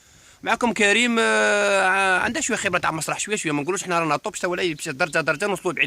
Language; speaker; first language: Arabic; native; Arabic